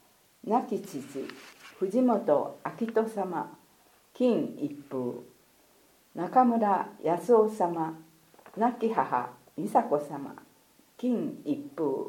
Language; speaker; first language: Japanese; native; Japanese